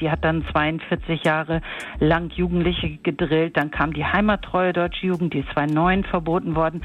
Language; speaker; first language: German; native; German